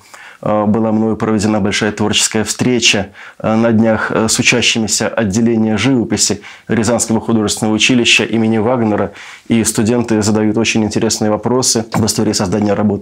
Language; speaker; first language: Russian; native; Russian